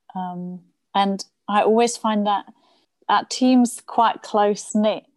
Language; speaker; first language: English; non-native, fluent; German